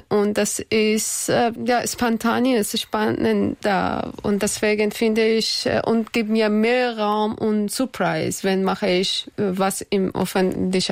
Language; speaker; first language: German; non-native, learner; Persian